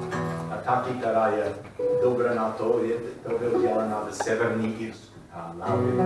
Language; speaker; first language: Czech; non-native, learner; English